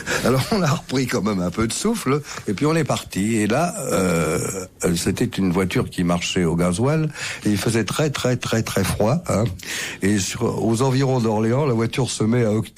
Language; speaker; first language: French; native; French